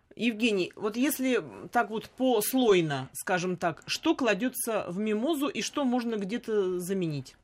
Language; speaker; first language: Russian; native; Russian